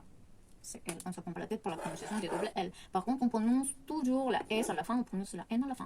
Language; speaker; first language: French; non-native, fluent; Spanish